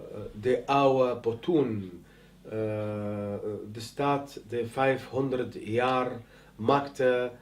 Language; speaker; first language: Dutch; non-native, learner; Arabic